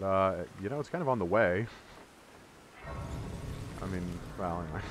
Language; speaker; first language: English; native; English